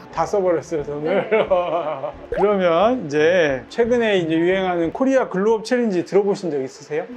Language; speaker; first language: Korean; native; Korean